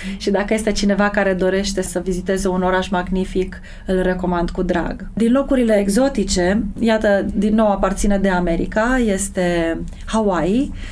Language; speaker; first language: Romanian; native; Romanian